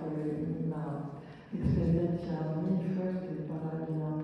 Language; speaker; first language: Spanish; non-native, fluent; French